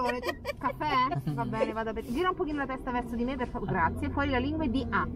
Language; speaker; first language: Italian; non-native, local second language; Indonesian